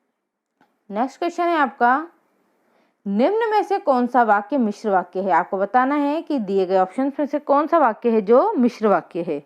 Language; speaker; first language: Hindi; native; Hindi